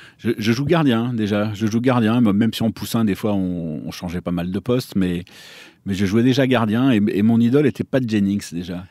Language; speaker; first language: French; native; French